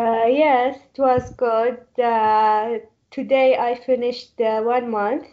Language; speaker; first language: English; non-native, learner; Arabic